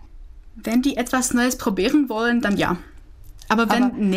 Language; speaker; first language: German; non-native, fluent; Czech